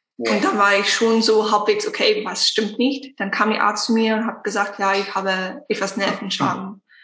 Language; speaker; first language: German; non-native, fluent; Afrikaans